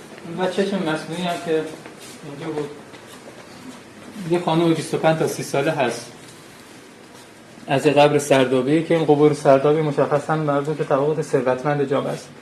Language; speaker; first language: Persian; native; Persian